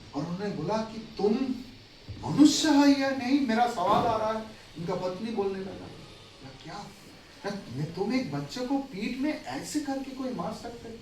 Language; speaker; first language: Hindi; non-native, local second language; Bangla